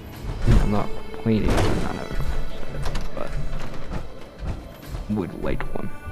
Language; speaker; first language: English; native; English